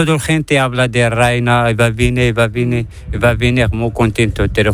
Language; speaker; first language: Spanish; non-native, learner; Arabic